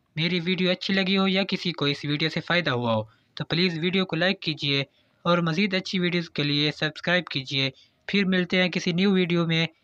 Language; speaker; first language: Urdu; native; Urdu